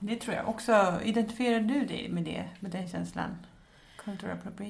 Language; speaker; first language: Swedish; native; Swedish